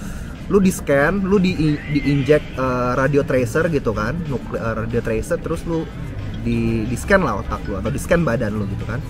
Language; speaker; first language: Indonesian; native; Indonesian